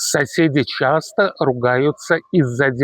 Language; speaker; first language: Russian; non-native, local second language; Uzbek